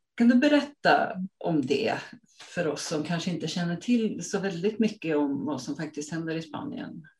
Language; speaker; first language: Swedish; native; Swedish